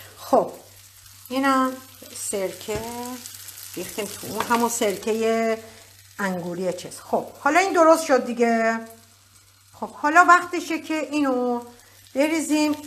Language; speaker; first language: Persian; native; Persian